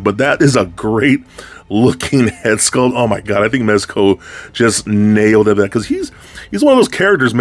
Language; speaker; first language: English; native; English